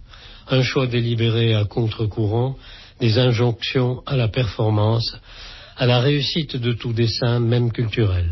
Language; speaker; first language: French; native; French